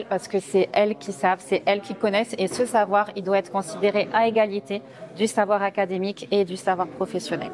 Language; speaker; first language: French; native; French